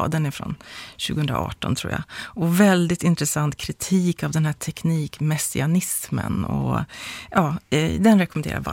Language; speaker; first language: Swedish; native; Swedish